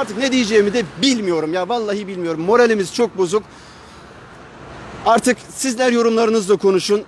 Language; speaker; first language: Turkish; native; Turkish